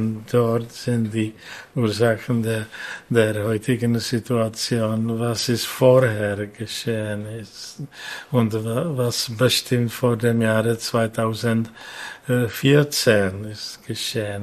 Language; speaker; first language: German; non-native, fluent; Czech